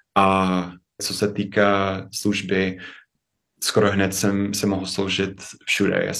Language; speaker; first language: Czech; non-native, fluent; English